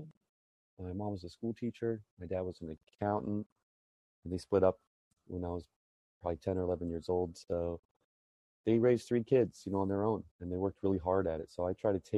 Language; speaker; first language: English; native; English